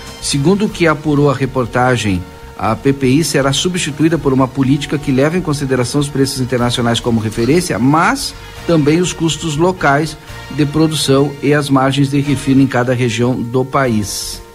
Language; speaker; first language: Portuguese; native; Portuguese